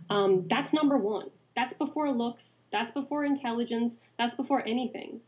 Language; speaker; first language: English; native; English